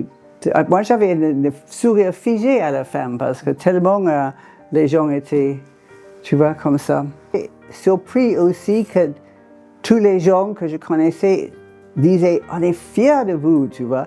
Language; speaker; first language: French; non-native, fluent; English